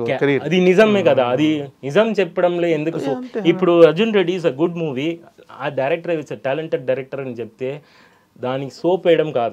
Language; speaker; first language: Telugu; non-native, local second language; Tamil